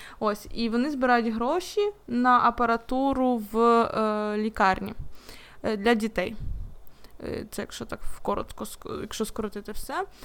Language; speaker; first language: Ukrainian; native; Ukrainian